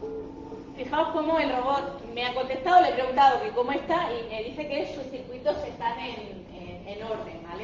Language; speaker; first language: Spanish; native; Spanish